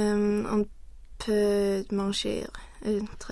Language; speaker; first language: French; non-native, learner; Swedish